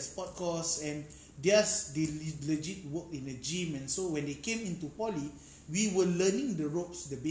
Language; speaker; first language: English; native; English